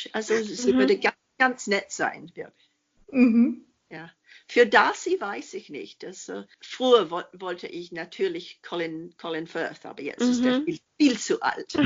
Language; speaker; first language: German; non-native, fluent; English